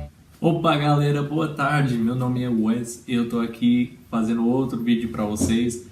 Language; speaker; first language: Portuguese; non-native, fluent; English